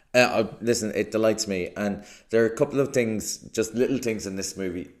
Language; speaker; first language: English; native; English